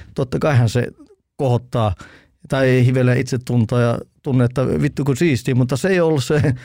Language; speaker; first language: Finnish; early bilingual, heritage; Finnish